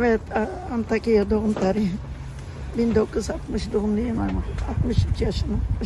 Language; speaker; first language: Turkish; non-native, local second language; Arabic